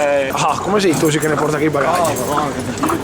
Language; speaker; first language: Italian; native; Italian